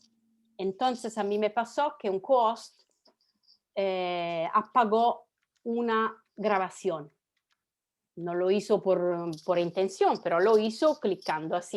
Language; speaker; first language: Spanish; non-native, fluent; Italian